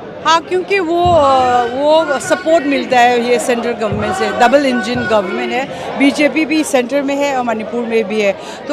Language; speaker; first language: Hindi; non-native, local second language; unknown